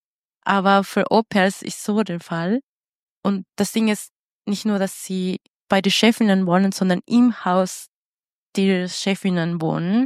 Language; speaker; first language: German; non-native, fluent; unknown